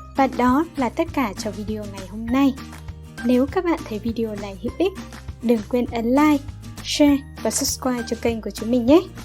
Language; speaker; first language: Vietnamese; native; Vietnamese